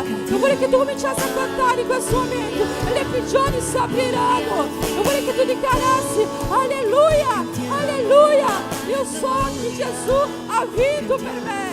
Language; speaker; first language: Italian; non-native, fluent; Portuguese